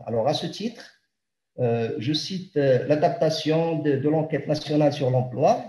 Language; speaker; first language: French; non-native, local second language; Arabic